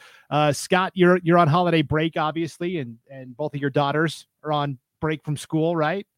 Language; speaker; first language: English; native; English